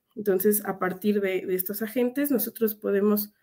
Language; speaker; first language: Spanish; native; Spanish